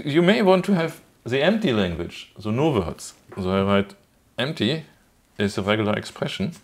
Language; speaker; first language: English; non-native, fluent; German